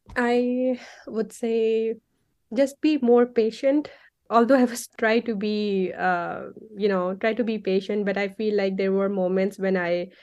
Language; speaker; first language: English; non-native, local second language; Punjabi